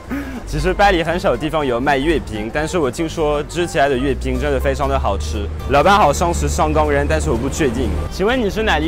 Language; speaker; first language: Chinese; non-native, fluent; French